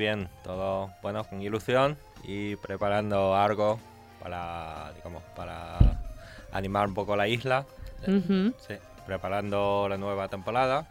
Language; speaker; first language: Spanish; non-native, learner; Chinese